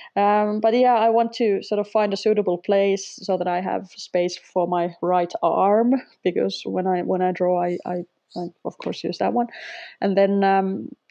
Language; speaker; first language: English; non-native, fluent; Finnish